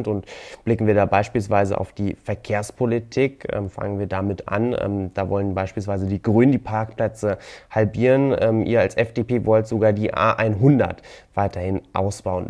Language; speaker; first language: German; native; German